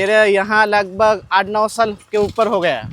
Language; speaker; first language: Hindi; non-native, local second language; Bangla